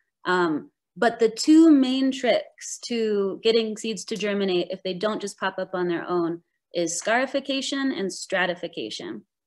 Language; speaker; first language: English; native; English